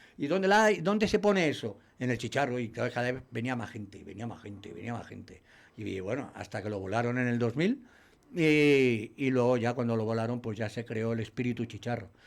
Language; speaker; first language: Spanish; native; Spanish